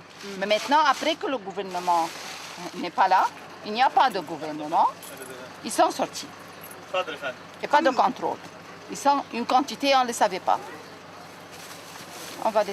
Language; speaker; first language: French; non-native, learner; Arabic